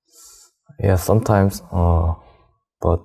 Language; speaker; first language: English; non-native, learner; Korean